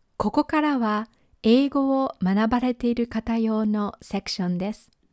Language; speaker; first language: Japanese; native; Japanese